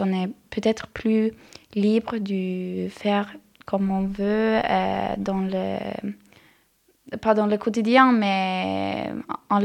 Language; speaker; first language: French; non-native, learner; Norwegian